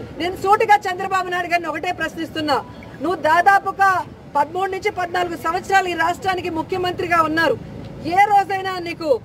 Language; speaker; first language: Telugu; native; Telugu